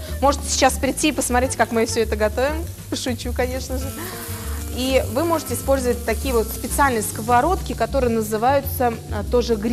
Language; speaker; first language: Russian; native; Russian